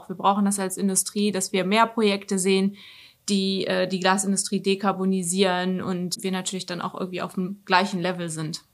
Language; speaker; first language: German; native; German